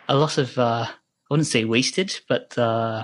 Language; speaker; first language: English; non-native, local second language; Japanese